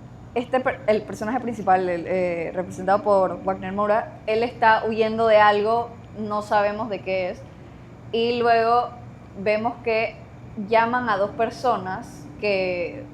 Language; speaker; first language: Spanish; native; Spanish